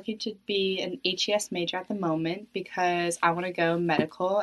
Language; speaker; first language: English; native; English